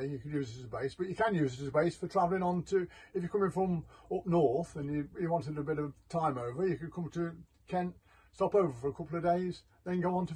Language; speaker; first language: English; native; English